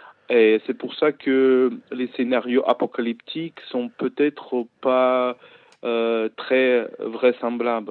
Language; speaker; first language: French; non-native, fluent; Ukrainian